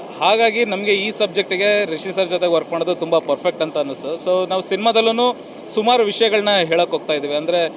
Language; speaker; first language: Kannada; native; Kannada